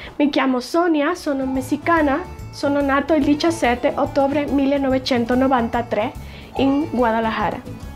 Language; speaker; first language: Italian; non-native, learner; Spanish